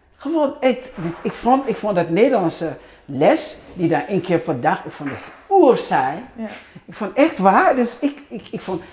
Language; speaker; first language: Dutch; non-native, fluent; Arabic